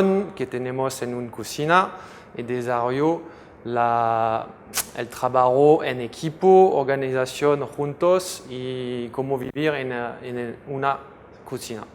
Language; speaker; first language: Spanish; non-native, fluent; French